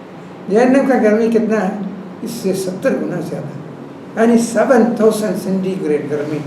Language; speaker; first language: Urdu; non-native, local second language; Malayalam